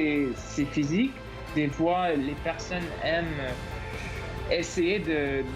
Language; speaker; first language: French; non-native, local second language; English